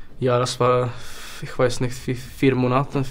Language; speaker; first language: German; non-native, learner; Czech